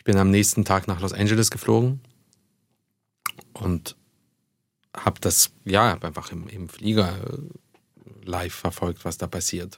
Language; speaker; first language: German; early bilingual, other home language; Russian